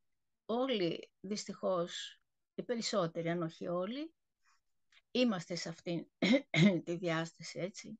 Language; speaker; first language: Greek; native; Greek